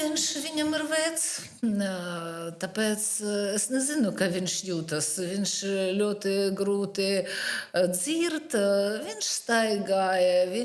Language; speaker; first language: Latvian; non-native, learner; Russian